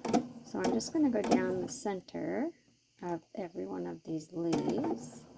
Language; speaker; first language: English; native; English